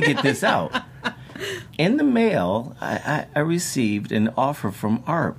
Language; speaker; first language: English; native; English